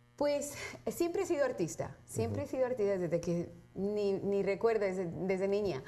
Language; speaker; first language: Spanish; early bilingual, heritage; Spanish